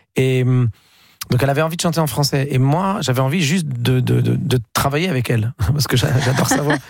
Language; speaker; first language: French; early bilingual, other home language; Arabic